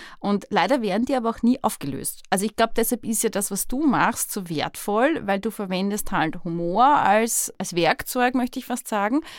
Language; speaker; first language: German; native; German